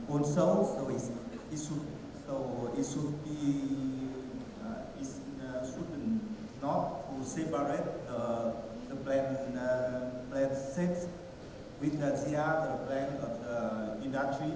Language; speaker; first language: English; non-native, learner; Vietnamese